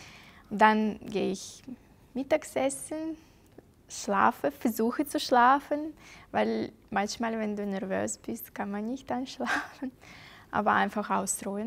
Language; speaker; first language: German; non-native, fluent; Russian